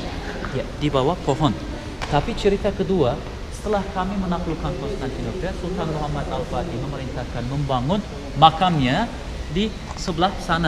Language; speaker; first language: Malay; non-native, fluent; Turkish